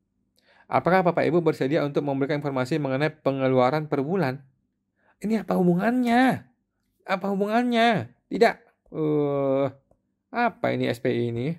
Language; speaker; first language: Indonesian; native; Indonesian